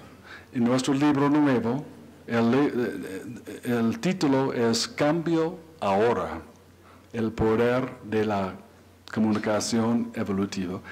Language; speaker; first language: Spanish; non-native, learner; English